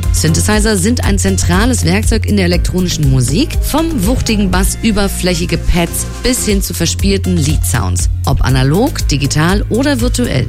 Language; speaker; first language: German; native; German